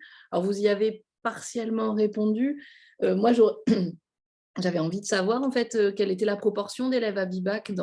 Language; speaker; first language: French; native; French